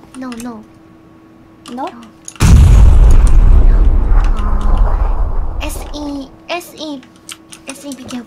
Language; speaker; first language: English; non-native, learner; Korean